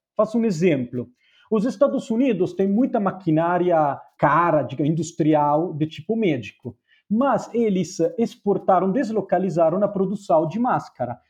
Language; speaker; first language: Portuguese; non-native, fluent; Spanish